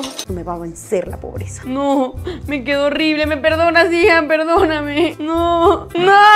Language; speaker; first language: Spanish; native; Spanish